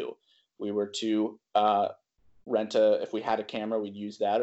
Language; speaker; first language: English; native; English